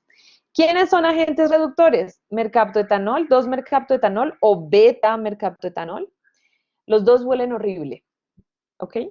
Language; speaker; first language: Spanish; native; Spanish